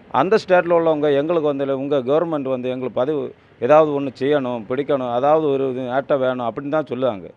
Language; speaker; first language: Tamil; native; Tamil